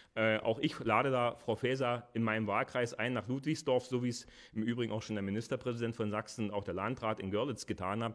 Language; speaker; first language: German; native; German